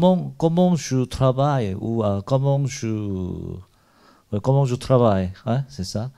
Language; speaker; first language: French; non-native, learner; Korean